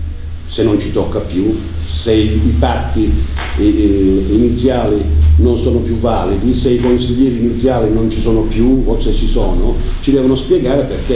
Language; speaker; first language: Italian; native; Italian